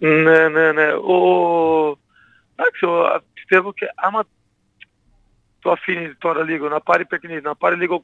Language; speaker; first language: Greek; non-native, learner; Portuguese